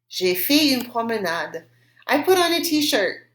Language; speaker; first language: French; non-native, fluent; English